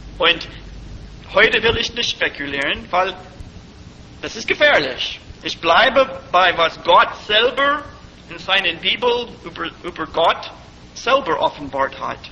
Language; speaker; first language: German; non-native, fluent; English